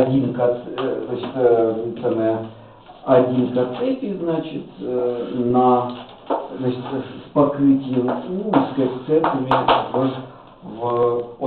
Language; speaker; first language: Russian; native; Russian